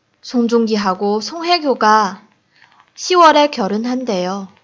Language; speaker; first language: Korean; non-native, fluent; Chinese